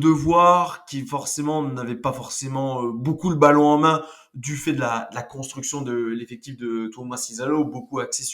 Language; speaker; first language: French; native; French